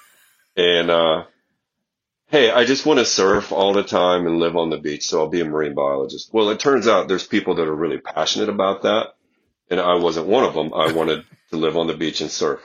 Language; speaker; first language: English; native; English